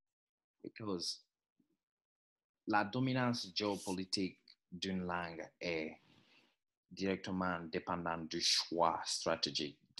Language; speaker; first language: French; non-native, fluent; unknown